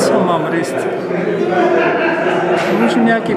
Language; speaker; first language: Czech; non-native, learner; Armenian